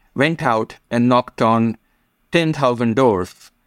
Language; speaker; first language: English; non-native, local second language; Gujarati